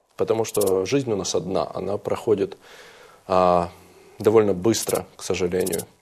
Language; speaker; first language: Russian; native; Russian